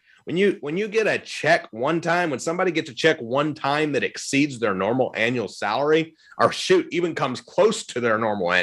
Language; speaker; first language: English; native; English